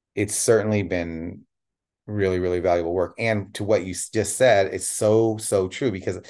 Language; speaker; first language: English; native; English